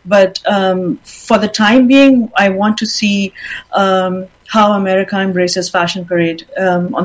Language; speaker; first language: English; non-native, local second language; Urdu